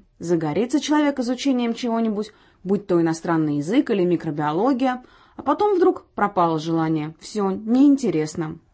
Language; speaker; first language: Russian; native; Russian